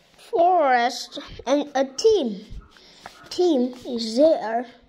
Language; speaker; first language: English; non-native, learner; Vietnamese